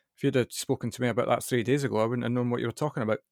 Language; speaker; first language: English; native; English